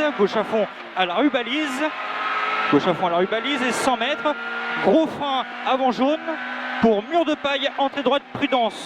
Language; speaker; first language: French; native; French